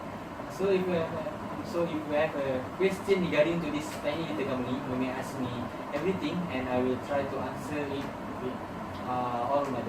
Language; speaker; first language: English; non-native, learner; Malay